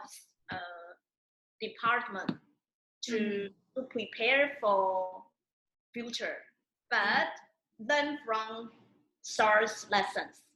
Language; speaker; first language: English; non-native, learner; Chinese